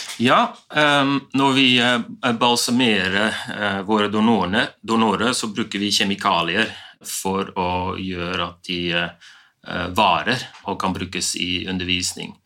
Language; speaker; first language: Norwegian; non-native, fluent; Dutch